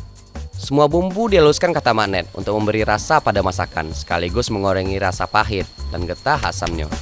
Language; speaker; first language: Indonesian; native; Indonesian